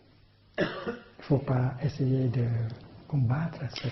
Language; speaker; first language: French; non-native, fluent; Vietnamese